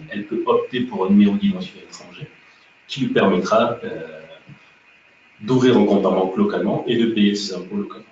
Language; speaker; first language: French; native; French